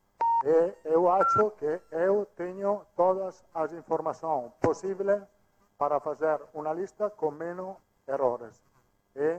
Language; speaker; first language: Portuguese; non-native, fluent; Italian